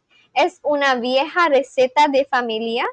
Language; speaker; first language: Spanish; non-native, learner; English